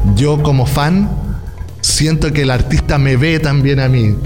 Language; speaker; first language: Spanish; native; Spanish